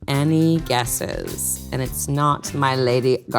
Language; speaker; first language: English; native; English